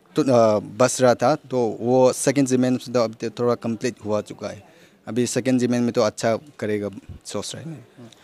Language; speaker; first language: Hindi; non-native, local second language; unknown